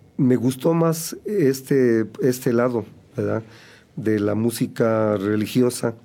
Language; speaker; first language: Spanish; native; Spanish